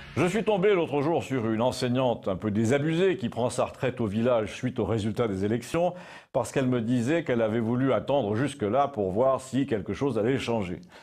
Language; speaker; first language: French; native; French